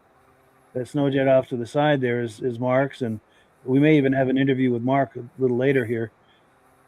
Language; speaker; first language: English; native; English